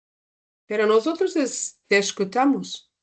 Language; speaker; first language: Spanish; non-native, learner; Portuguese